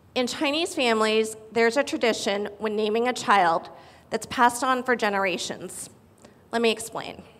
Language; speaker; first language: English; native; English